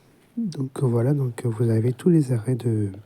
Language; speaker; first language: French; native; French